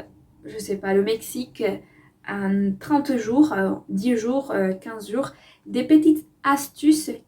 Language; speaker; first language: French; non-native, fluent; Spanish